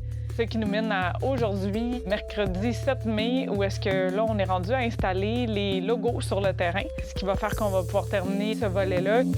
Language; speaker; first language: French; native; French